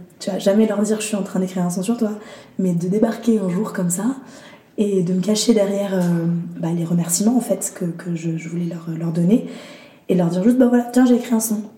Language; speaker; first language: French; early bilingual, other home language; Arabic